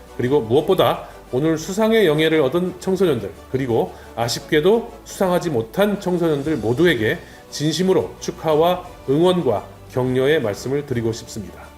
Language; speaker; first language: Korean; native; Korean